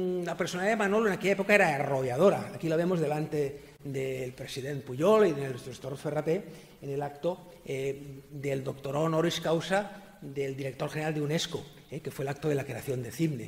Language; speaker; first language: Spanish; native; Spanish